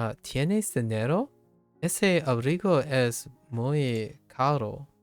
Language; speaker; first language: Spanish; non-native, learner; English